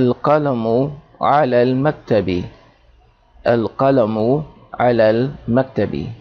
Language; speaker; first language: Arabic; non-native, fluent; English